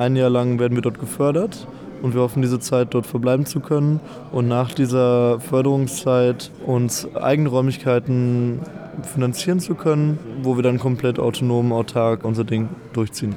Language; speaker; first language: German; native; German